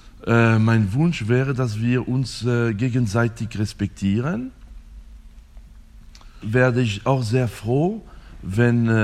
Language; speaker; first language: German; non-native, fluent; French